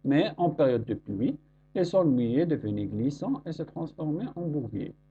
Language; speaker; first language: French; non-native, local second language; Arabic